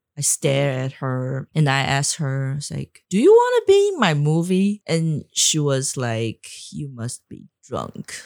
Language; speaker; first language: English; non-native, fluent; Chinese